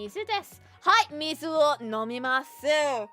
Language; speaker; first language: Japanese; non-native, learner; English